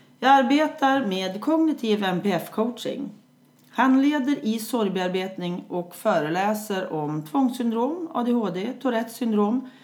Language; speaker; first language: Swedish; native; Swedish